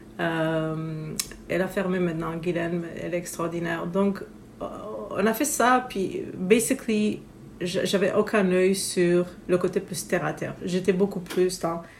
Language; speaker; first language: French; non-native, fluent; Romanian